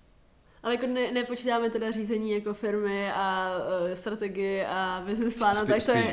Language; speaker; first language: Czech; native; Czech